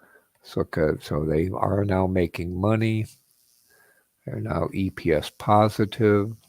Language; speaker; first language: English; native; English